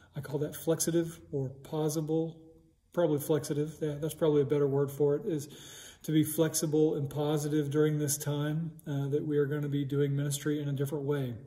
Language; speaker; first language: English; native; English